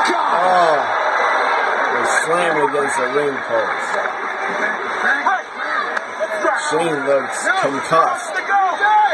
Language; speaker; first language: English; native; English